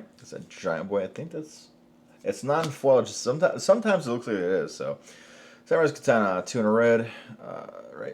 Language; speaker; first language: English; native; English